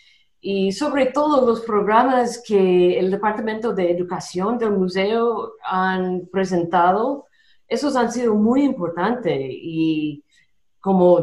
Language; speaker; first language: Spanish; non-native, fluent; English